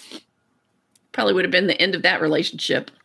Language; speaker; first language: English; native; English